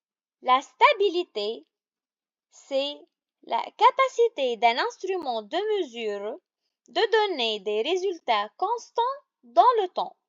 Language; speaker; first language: French; non-native, local second language; Arabic